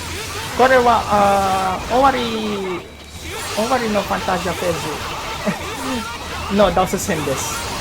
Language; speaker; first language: Japanese; non-native, learner; Filipino